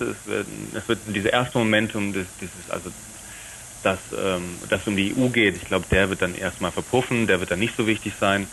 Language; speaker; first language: German; native; German